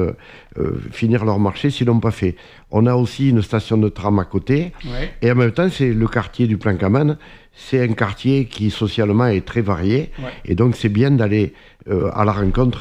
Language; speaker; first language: French; native; French